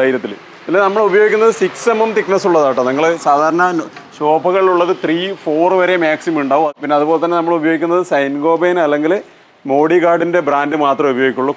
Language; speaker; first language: Malayalam; native; Malayalam